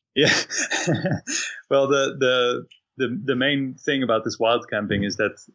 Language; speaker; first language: English; non-native, fluent; Dutch